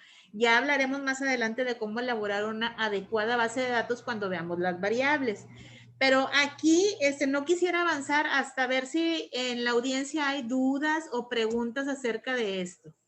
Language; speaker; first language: Spanish; native; Spanish